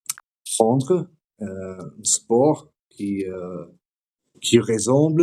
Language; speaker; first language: French; non-native, learner; English